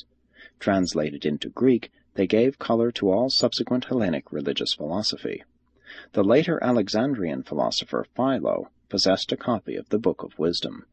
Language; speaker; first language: English; native; English